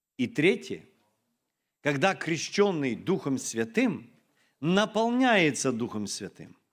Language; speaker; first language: Russian; non-native, local second language; Ukrainian